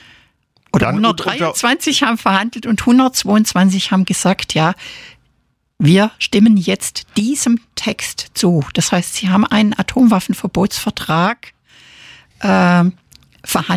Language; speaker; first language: German; native; German